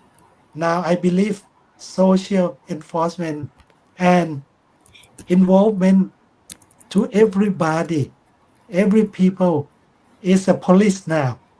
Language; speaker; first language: English; non-native, fluent; Thai